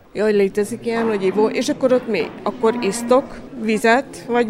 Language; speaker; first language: Hungarian; native; Hungarian